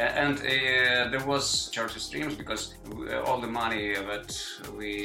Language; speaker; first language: English; non-native, learner; Ukrainian